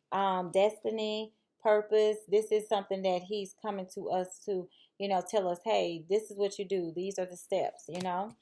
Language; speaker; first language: English; native; English